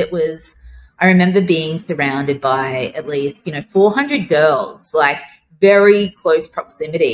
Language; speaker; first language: English; native; English